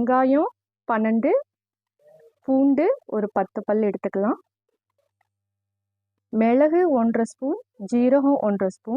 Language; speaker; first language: Tamil; native; Tamil